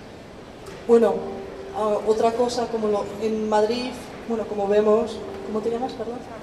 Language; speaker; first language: Spanish; non-native, fluent; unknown